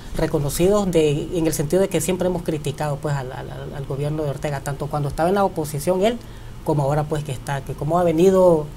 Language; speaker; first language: Spanish; native; Spanish